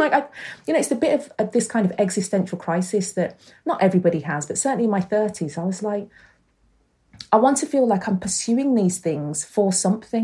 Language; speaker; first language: English; native; English